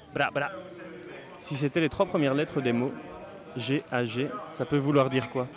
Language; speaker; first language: French; native; French